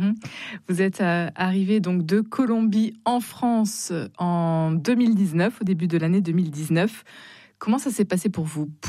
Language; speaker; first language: French; native; French